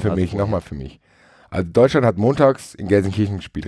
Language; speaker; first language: German; native; German